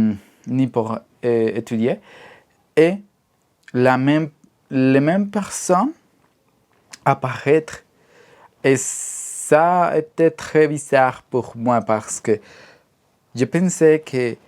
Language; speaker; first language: French; non-native, learner; Spanish